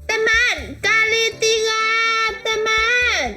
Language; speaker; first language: Indonesian; non-native, learner; Vietnamese